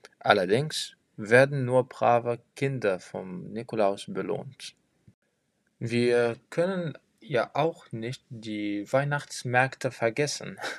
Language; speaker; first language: German; non-native, fluent; French